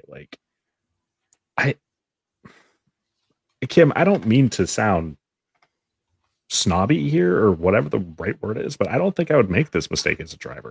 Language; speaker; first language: English; native; English